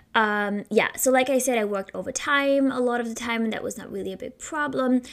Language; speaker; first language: English; non-native, fluent; German